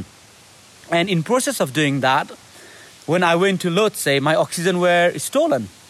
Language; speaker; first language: English; non-native, local second language; Nepali